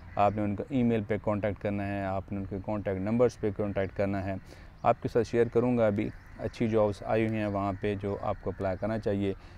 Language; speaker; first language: Urdu; non-native, local second language; Punjabi